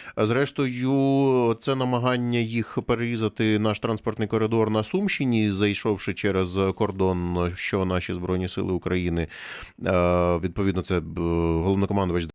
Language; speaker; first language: Ukrainian; native; Ukrainian